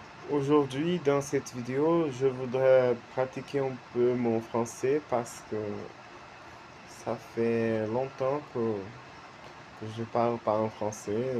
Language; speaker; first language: French; non-native, learner; Portuguese